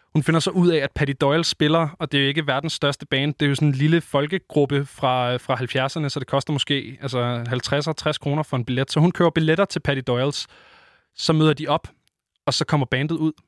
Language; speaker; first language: Danish; native; Danish